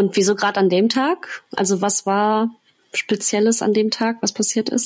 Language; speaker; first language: German; early bilingual, other home language; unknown